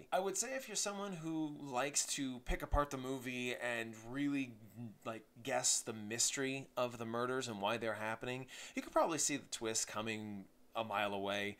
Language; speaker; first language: English; native; English